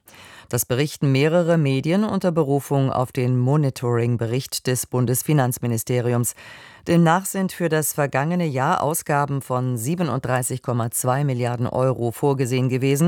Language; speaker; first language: German; native; German